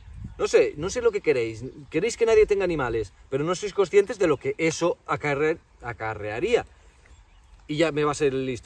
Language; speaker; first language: Spanish; native; Spanish